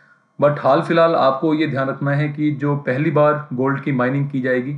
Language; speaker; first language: Hindi; native; Hindi